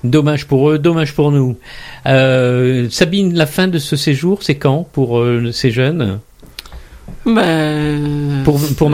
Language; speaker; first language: French; native; French